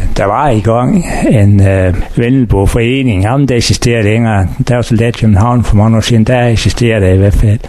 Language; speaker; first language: Danish; native; Danish